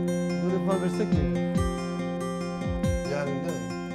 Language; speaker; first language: Turkish; early bilingual, heritage; Turkish